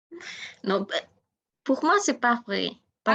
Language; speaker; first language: French; non-native, learner; Spanish